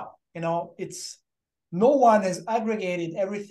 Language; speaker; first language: English; non-native, fluent; French